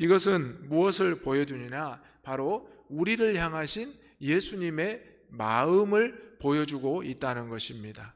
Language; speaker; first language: Korean; native; Korean